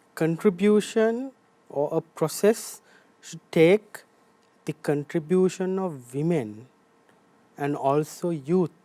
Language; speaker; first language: English; non-native, local second language; Sinhala